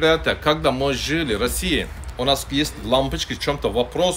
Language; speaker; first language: Russian; non-native, learner; Turkish